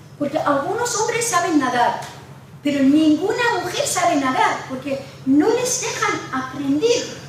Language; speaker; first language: Spanish; non-native, fluent; Persian